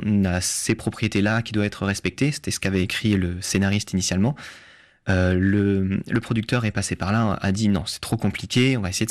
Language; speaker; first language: French; native; French